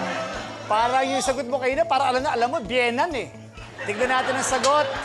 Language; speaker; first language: Filipino; native; Filipino